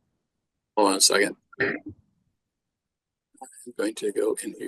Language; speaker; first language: English; native; English